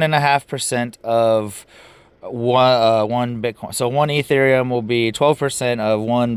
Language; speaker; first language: English; native; English